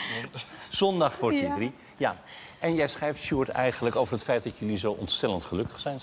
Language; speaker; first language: Dutch; native; Dutch